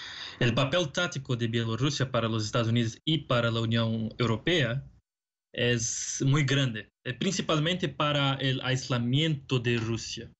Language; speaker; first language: Spanish; non-native, fluent; Portuguese